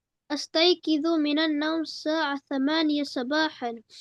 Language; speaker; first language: Arabic; non-native, learner; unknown